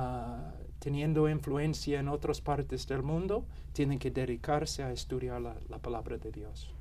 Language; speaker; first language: Spanish; non-native, fluent; English